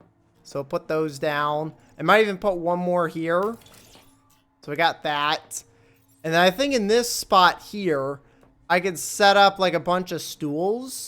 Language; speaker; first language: English; native; English